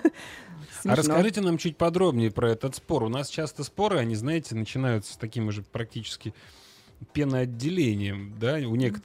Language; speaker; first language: Russian; native; Russian